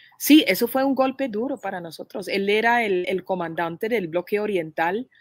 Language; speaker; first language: Spanish; non-native, fluent; Dutch